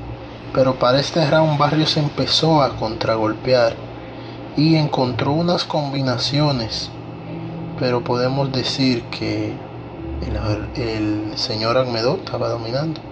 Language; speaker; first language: Spanish; native; Spanish